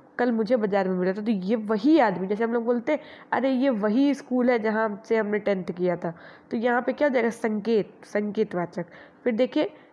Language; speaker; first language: Hindi; native; Hindi